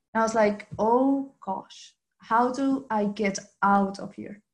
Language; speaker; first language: English; non-native, fluent; Spanish